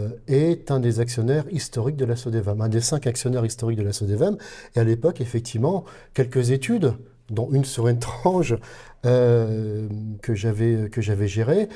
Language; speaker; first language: French; native; French